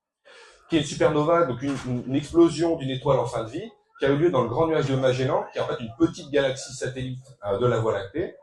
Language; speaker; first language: French; native; French